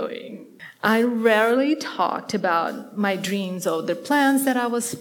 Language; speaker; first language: English; non-native, fluent; Portuguese